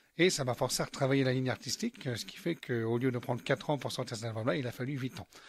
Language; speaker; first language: French; native; French